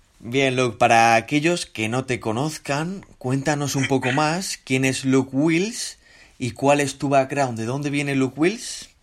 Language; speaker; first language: Spanish; native; Spanish